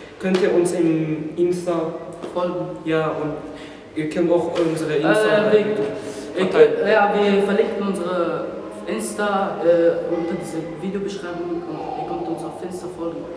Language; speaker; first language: German; non-native, learner; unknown